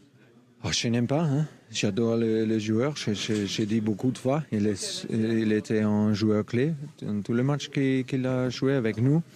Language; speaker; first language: French; non-native, fluent; German